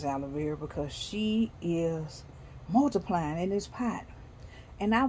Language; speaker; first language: English; native; English